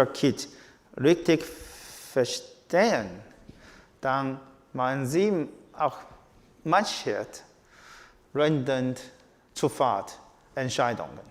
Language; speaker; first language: German; non-native, learner; Chinese